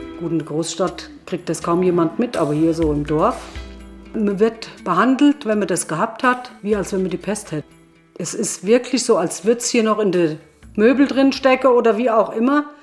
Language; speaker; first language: German; native; German